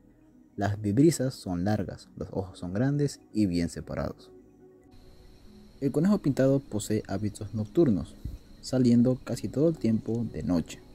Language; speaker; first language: Spanish; native; Spanish